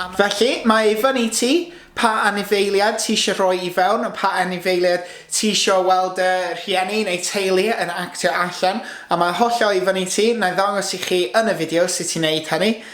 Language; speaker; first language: Welsh; non-native, local second language; English